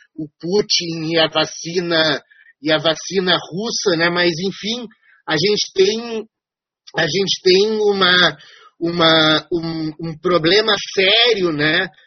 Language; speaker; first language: Portuguese; native; Portuguese